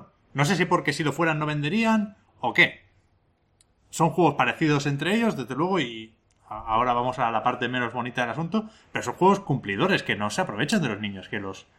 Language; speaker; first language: Spanish; native; Spanish